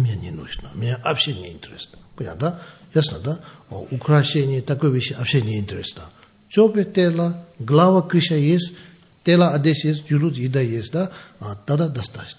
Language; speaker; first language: Russian; non-native, learner; Tibetan